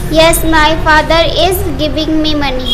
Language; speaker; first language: English; non-native, learner; Hindi